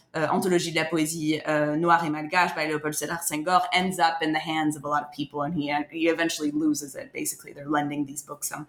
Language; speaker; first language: English; non-native, fluent; French